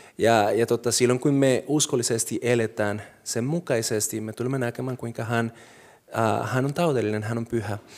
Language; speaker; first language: Finnish; non-native, fluent; Spanish